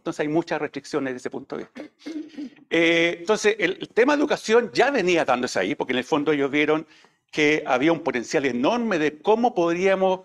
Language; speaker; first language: Spanish; native; Spanish